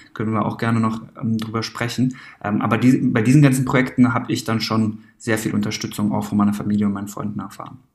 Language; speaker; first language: German; early bilingual, other home language; Persian